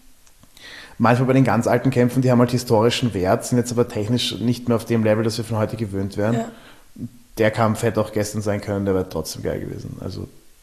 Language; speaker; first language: German; native; German